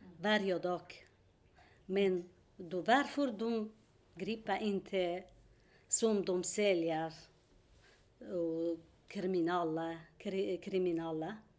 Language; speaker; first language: Swedish; non-native, learner; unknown